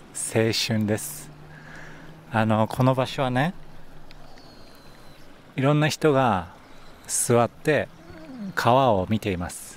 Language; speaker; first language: Japanese; native; Japanese